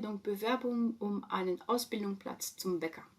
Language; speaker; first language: German; non-native, fluent; French